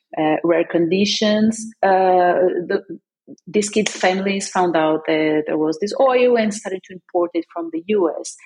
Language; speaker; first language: English; non-native, fluent; Portuguese